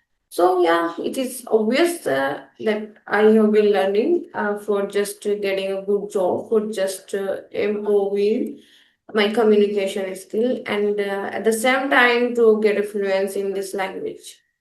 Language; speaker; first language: English; non-native, local second language; Hindi